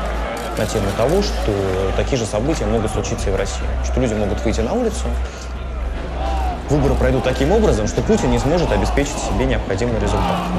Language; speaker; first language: Russian; native; Russian